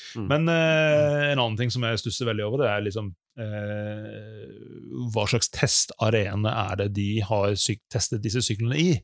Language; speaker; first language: Norwegian; native; Norwegian